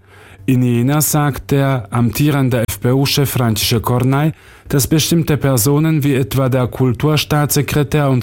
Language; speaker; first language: German; non-native, fluent; Slovak